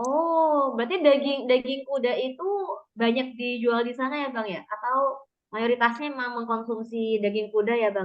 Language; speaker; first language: Indonesian; native; Indonesian